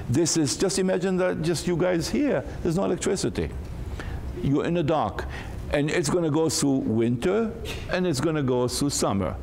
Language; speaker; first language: English; non-native, fluent; Hebrew